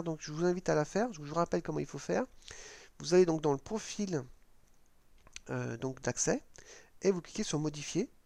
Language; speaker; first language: French; native; French